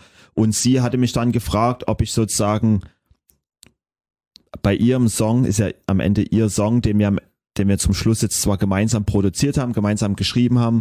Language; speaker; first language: German; native; German